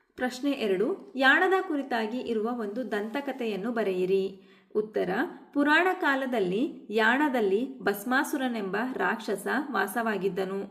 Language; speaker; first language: Kannada; native; Kannada